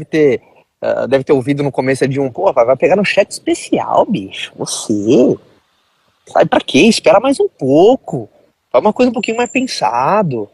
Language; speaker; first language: Portuguese; native; Portuguese